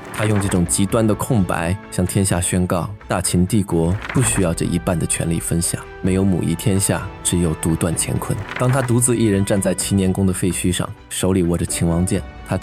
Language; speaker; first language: Chinese; native; Chinese